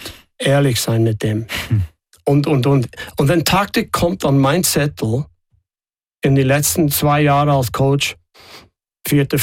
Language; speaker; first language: German; non-native, fluent; English